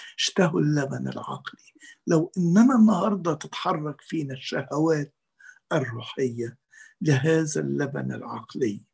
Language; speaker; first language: Arabic; native; Arabic